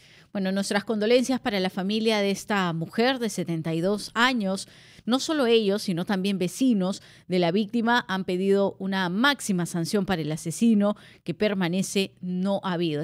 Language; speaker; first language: Spanish; native; Spanish